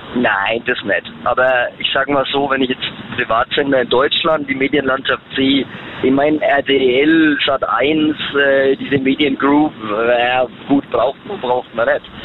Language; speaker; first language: German; native; German